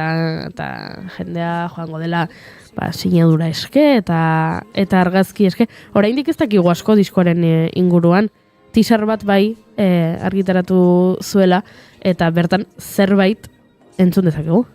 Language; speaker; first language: Basque; native; Basque